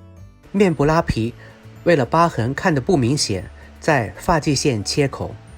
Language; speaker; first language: Chinese; native; Chinese